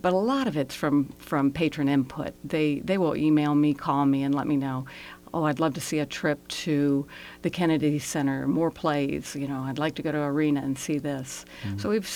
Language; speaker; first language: English; native; English